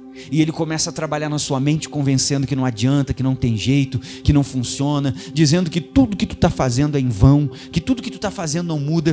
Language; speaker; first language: Portuguese; native; Portuguese